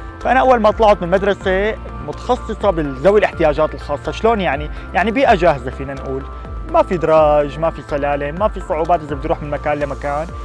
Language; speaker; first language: Arabic; native; Arabic